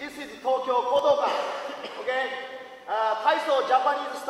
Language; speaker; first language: English; non-native, learner; Japanese